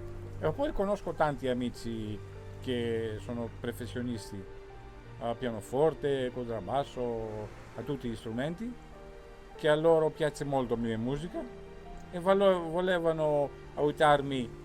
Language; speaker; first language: Italian; non-native, fluent; Greek